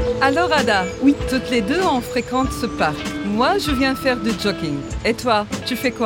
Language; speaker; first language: French; non-native, fluent; Arabic